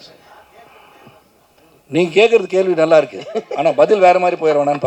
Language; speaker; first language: Tamil; native; Tamil